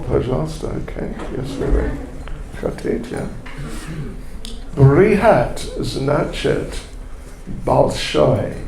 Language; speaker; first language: Russian; non-native, learner; English